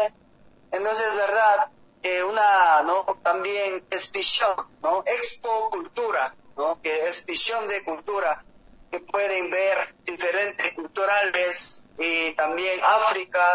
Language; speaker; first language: Spanish; non-native, learner; Korean